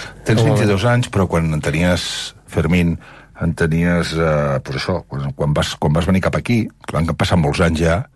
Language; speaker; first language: Catalan; native; Catalan